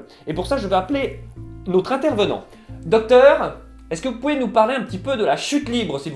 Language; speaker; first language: French; native; French